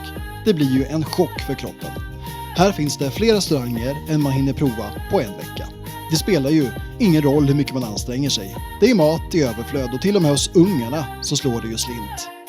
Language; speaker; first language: Swedish; native; Swedish